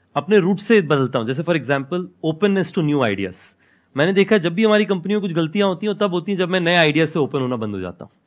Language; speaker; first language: Hindi; non-native, local second language; Odia